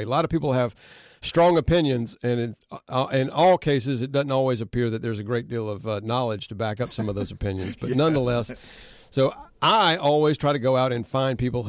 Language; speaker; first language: English; native; English